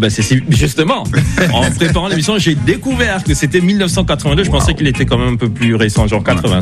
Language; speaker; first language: French; native; French